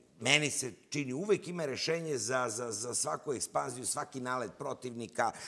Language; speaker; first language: Serbian; native; Serbian